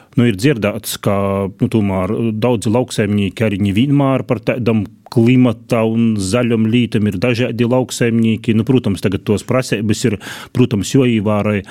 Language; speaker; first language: Latvian; native; Latvian